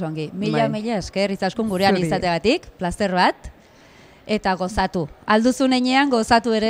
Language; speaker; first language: Basque; native; Basque